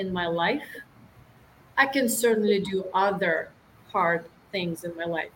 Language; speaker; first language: English; non-native, fluent; Russian